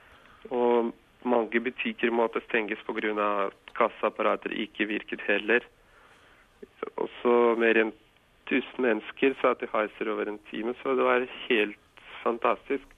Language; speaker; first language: Norwegian; non-native, fluent; Russian